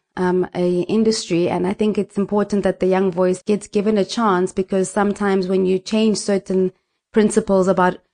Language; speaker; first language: English; non-native, local second language; Northern Sotho